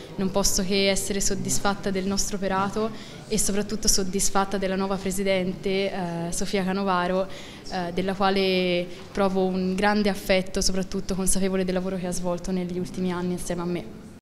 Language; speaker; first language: Italian; native; Italian